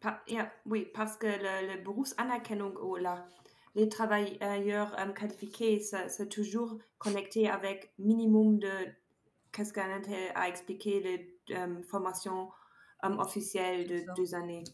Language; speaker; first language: French; non-native, learner; German